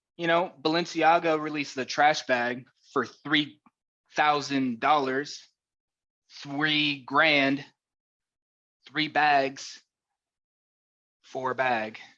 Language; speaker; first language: English; native; English